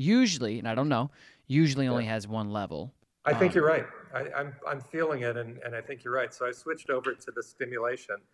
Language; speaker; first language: English; native; English